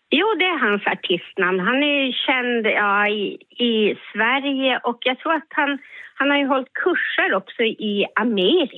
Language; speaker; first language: Swedish; native; Swedish